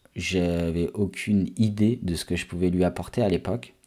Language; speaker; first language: French; native; French